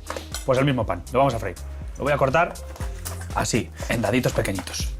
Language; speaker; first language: Spanish; native; Spanish